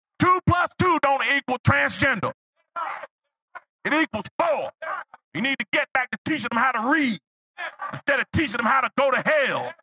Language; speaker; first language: English; native; English